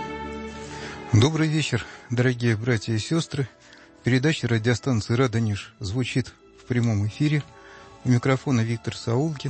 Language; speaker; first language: Russian; native; Russian